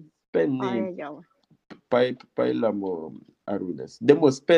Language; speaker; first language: Japanese; non-native, learner; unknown